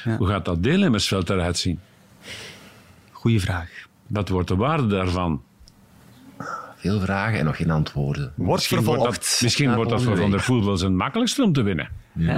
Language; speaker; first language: Dutch; native; Dutch